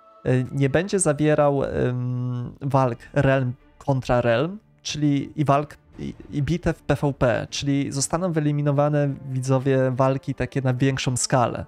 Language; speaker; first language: Polish; native; Polish